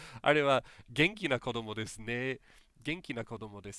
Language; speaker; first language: Japanese; non-native, fluent; English